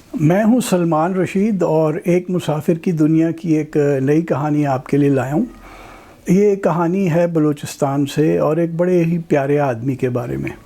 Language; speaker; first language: Urdu; non-native, local second language; Punjabi